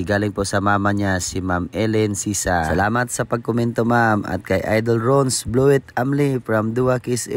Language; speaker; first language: Filipino; native; Filipino